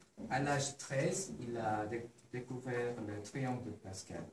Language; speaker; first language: French; non-native, learner; Korean